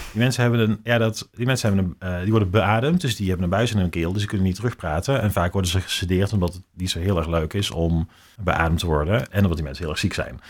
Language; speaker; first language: Dutch; native; Dutch